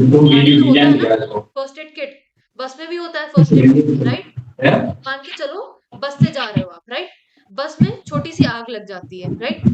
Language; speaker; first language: Hindi; native; Hindi